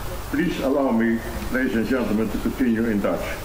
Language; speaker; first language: English; non-native, fluent; Dutch